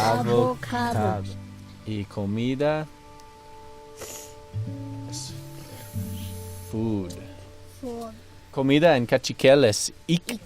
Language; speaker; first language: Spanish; non-native, learner; English